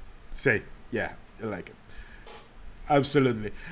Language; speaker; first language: English; non-native, fluent; Spanish